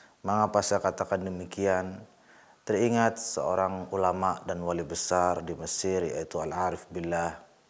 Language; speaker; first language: Malay; non-native, local second language; Sasak